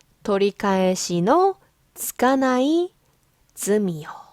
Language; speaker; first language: Japanese; non-native, fluent; Korean